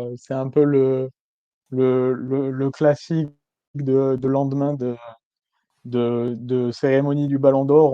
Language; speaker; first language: French; native; French